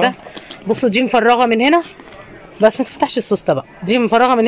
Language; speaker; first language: Arabic; native; Arabic